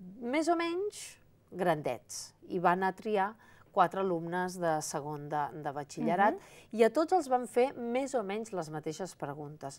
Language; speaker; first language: Catalan; native; Catalan